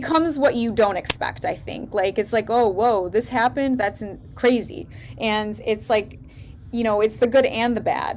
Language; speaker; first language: English; native; English